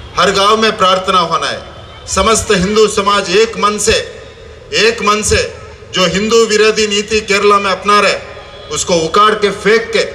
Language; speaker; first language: Hindi; non-native, local second language; Tulu